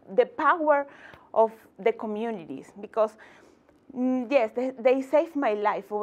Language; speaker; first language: English; non-native, fluent; Spanish